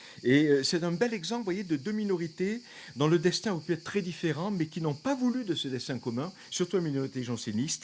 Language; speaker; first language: French; native; French